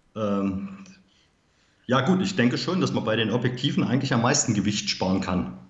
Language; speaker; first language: German; native; German